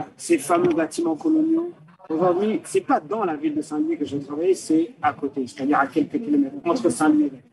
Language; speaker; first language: French; early bilingual, other home language; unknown